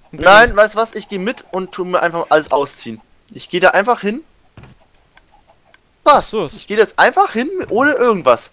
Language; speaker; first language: German; native; German